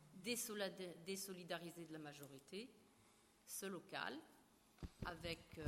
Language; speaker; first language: French; native; French